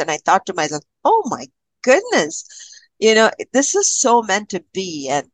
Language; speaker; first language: English; non-native, local second language; Malayalam